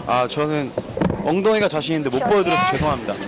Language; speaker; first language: Korean; native; Korean